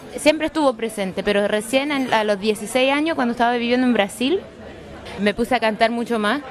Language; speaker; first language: Spanish; early bilingual, heritage; Spanish